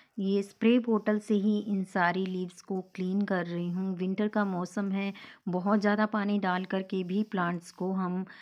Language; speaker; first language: Hindi; native; Hindi